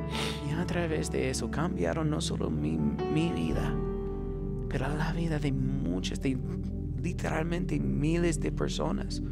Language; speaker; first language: Spanish; non-native, fluent; English